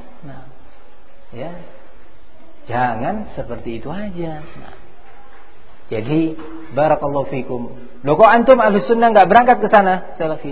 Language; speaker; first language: Indonesian; native; Indonesian